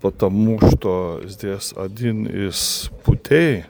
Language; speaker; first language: Russian; non-native, fluent; Lithuanian